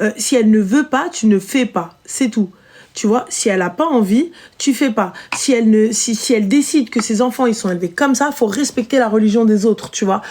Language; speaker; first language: French; early bilingual, other home language; Arabic